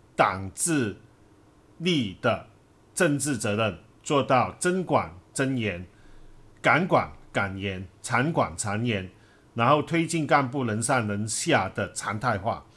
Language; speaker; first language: Chinese; non-native, local second language; Cantonese